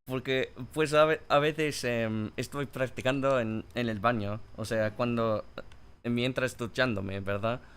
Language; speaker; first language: Spanish; non-native, learner; English